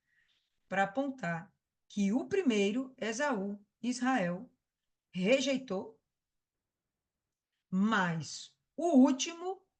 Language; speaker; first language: Portuguese; native; Portuguese